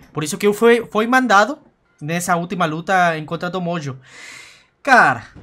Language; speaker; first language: Portuguese; non-native, fluent; Spanish